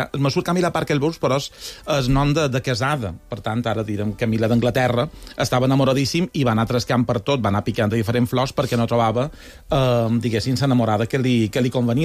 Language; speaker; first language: Catalan; native; Catalan